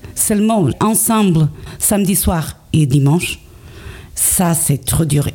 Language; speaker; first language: French; non-native, learner; Portuguese